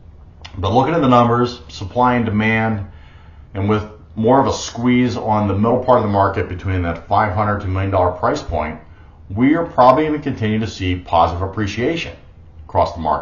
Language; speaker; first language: English; native; English